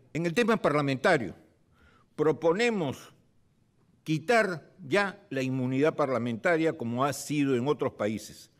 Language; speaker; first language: Spanish; native; Spanish